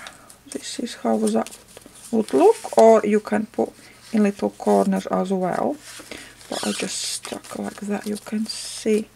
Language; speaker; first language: English; non-native, fluent; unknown